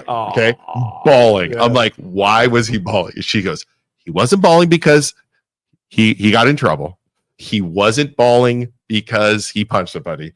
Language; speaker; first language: English; native; English